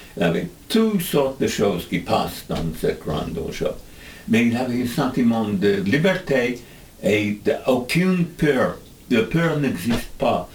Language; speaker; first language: French; non-native, fluent; English